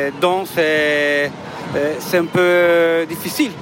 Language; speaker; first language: French; non-native, learner; Italian